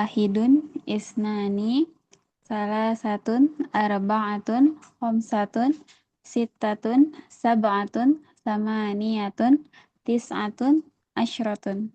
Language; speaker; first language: Arabic; non-native, learner; Indonesian